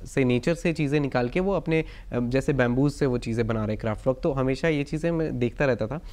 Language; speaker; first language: Hindi; native; Hindi